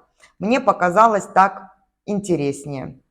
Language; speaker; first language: Russian; native; Russian